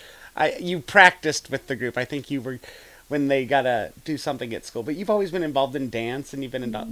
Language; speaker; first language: English; native; English